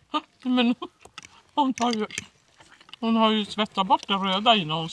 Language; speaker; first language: Swedish; native; Swedish